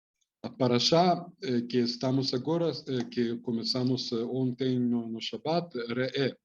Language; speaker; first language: Portuguese; non-native, fluent; Hebrew